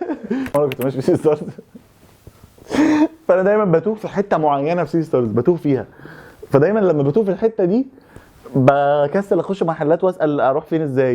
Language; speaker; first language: Arabic; native; Arabic